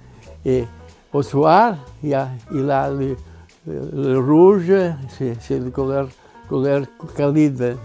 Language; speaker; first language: French; non-native, learner; Catalan